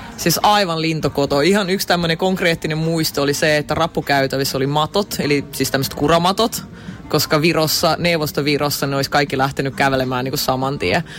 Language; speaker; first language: Finnish; early bilingual, other home language; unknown